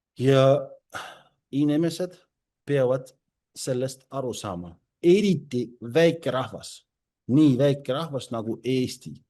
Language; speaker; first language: Estonian; non-native, local second language; Russian